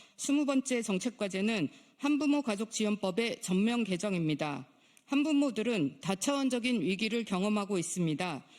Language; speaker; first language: Korean; native; Korean